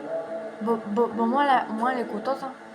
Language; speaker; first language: French; native; French